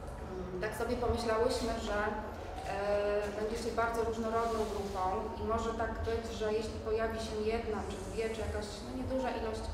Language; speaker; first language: Polish; native; Polish